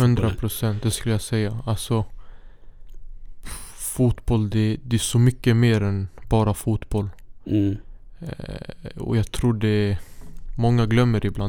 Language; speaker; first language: Swedish; early bilingual, other home language; Syriac